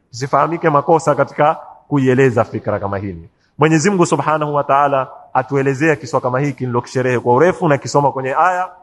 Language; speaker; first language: Swahili; native; Swahili